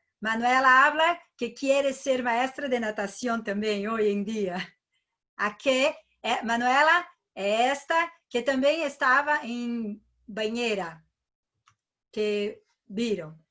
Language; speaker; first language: Spanish; non-native, learner; Portuguese